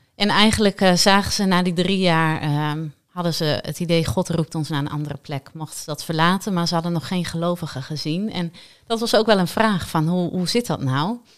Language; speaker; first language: Dutch; native; Dutch